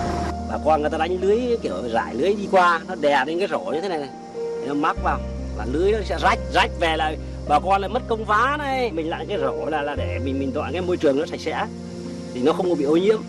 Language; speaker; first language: Vietnamese; native; Vietnamese